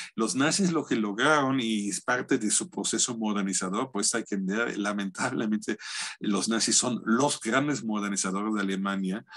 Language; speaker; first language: Spanish; non-native, fluent; German